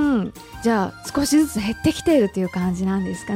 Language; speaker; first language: Japanese; native; Japanese